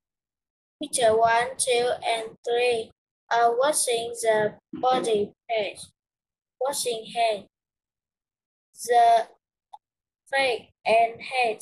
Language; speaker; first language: English; non-native, learner; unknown